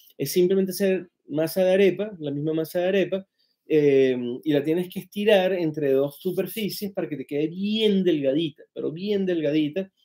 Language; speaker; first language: Spanish; native; Spanish